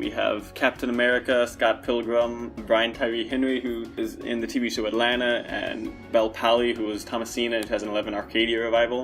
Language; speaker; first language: English; native; English